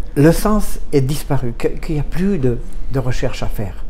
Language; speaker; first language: French; non-native, fluent; Romanian